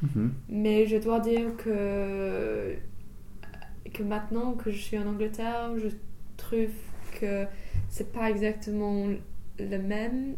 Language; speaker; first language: French; non-native, fluent; English